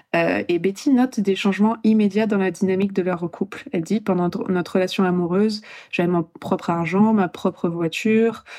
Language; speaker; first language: French; non-native, fluent; Polish